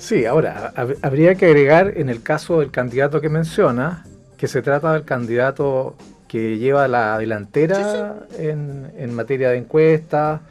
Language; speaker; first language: Spanish; native; Spanish